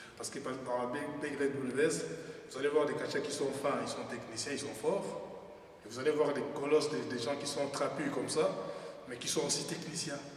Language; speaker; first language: French; non-native, local second language; Lingala